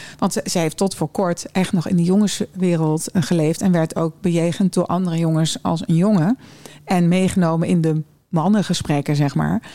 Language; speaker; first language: Dutch; early bilingual, other home language; German